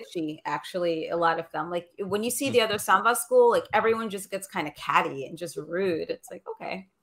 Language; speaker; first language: English; early bilingual, other home language; Portuguese